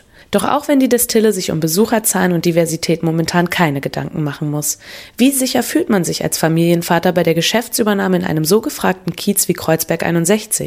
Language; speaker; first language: German; native; German